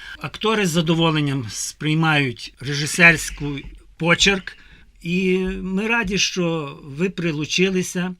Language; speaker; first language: Ukrainian; native; Ukrainian